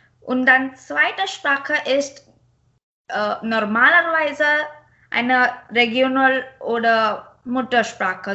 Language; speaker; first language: German; non-native, fluent; Marathi